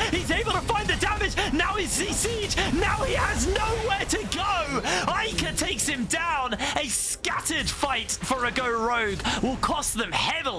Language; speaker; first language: English; native; English